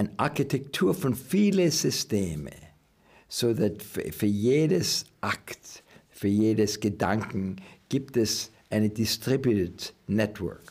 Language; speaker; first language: German; non-native, learner; English